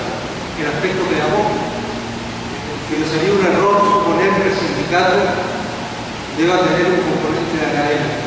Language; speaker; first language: Spanish; native; Spanish